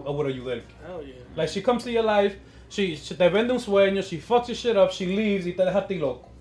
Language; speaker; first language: English; early bilingual, other home language; Spanish